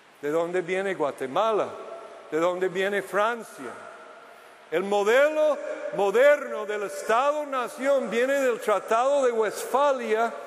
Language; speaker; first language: Spanish; non-native, fluent; English